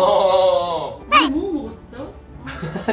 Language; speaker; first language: Korean; non-native, learner; Japanese